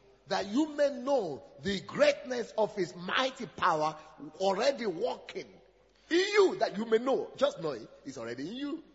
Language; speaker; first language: English; non-native, local second language; Yoruba